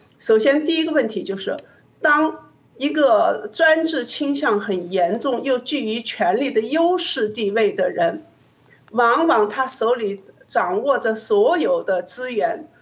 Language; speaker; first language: Chinese; native; Chinese